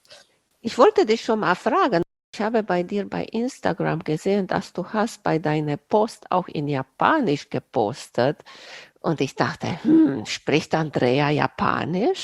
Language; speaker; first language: German; non-native, fluent; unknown